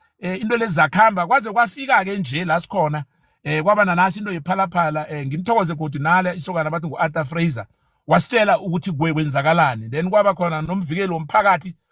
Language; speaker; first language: Zulu; non-native, local second language; South Ndebele